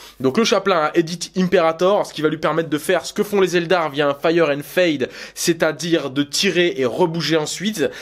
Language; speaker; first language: French; native; French